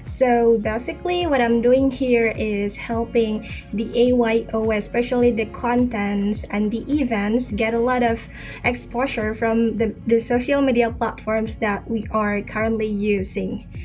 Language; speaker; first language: English; non-native, fluent; Indonesian